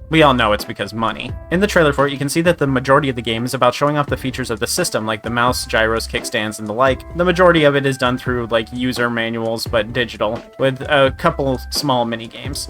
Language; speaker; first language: English; native; English